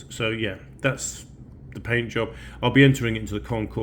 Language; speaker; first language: English; native; English